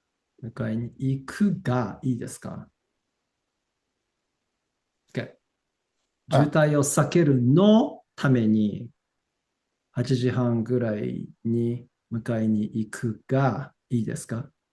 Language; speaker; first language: Japanese; non-native, fluent; English